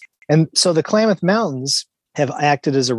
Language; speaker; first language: English; native; English